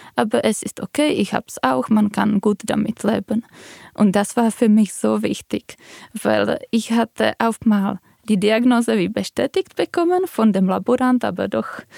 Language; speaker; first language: German; non-native, fluent; Czech